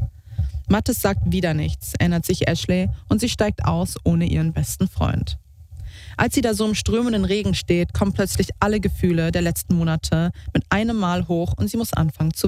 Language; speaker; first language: German; native; German